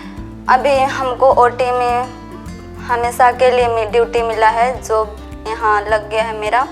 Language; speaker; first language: Hindi; non-native, local second language; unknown